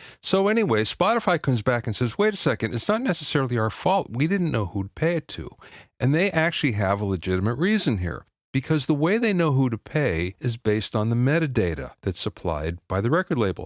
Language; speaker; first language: English; native; English